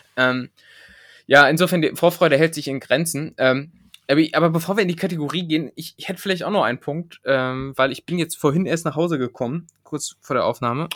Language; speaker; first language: German; native; German